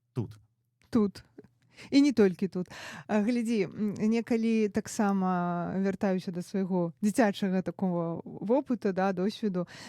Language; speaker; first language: Belarusian; native; Belarusian